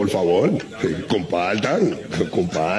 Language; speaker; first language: Spanish; native; Spanish